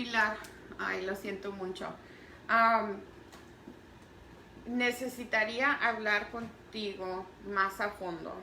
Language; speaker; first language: Spanish; early bilingual, heritage; Spanish